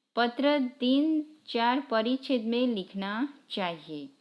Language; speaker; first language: Hindi; non-native, local second language; Gujarati